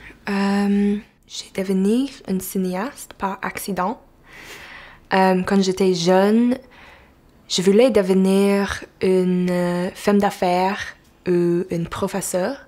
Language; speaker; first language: French; non-native, local second language; English